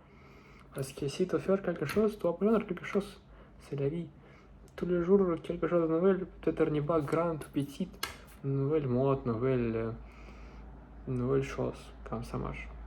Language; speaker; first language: French; non-native, learner; Russian